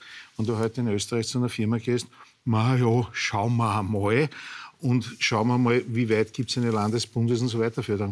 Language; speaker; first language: German; native; German